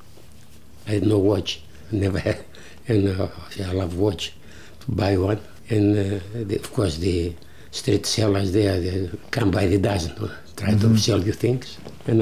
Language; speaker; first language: English; non-native, learner; Greek